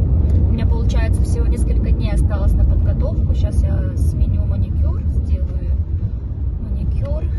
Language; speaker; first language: Russian; native; Russian